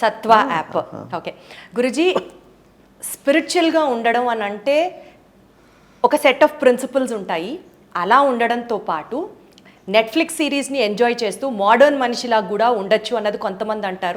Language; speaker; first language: Telugu; native; Telugu